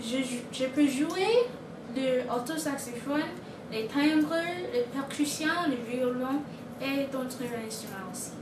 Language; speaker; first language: French; non-native, local second language; English